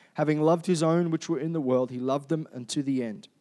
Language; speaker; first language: English; native; English